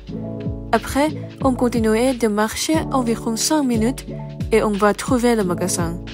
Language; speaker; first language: French; non-native, fluent; Thai